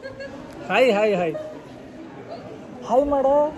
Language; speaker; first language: Telugu; non-native, learner; Kannada